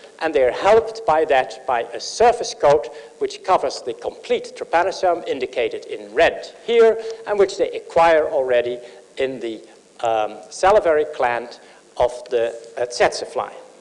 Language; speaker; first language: English; non-native, fluent; Dutch